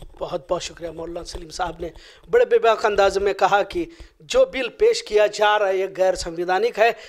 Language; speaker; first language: Urdu; native; Urdu